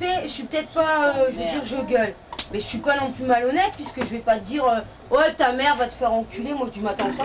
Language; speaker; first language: French; native; French